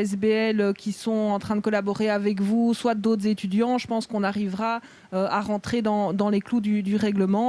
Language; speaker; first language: French; native; French